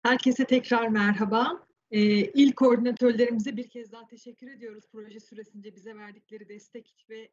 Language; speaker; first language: Turkish; native; Turkish